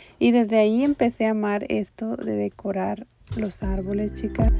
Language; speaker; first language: Spanish; native; Spanish